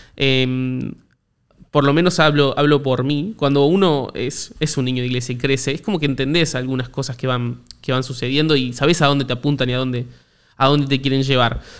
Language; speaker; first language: Spanish; native; Spanish